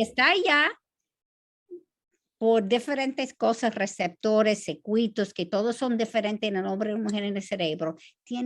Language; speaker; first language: Spanish; non-native, fluent; English